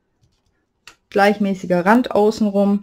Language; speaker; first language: German; native; German